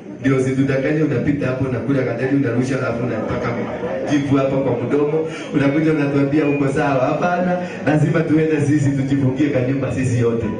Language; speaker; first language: Swahili; non-native, local second language; Kikuyu